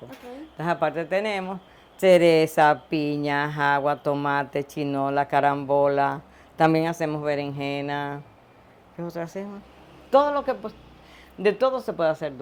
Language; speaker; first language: Spanish; native; Spanish